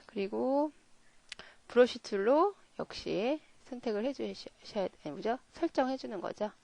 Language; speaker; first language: Korean; native; Korean